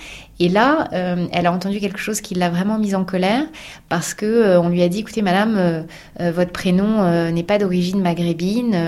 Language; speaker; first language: French; native; French